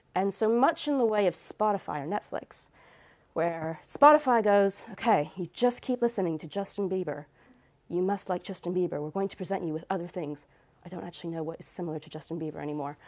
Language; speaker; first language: English; native; English